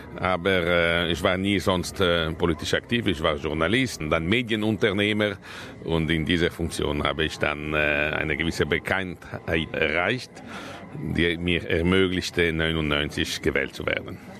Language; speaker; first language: German; non-native, local second language; Italian